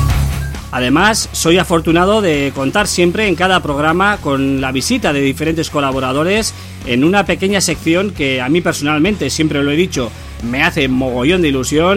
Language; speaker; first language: Spanish; native; Spanish